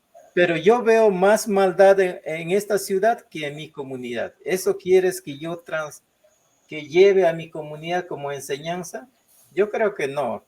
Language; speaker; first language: Spanish; non-native, local second language; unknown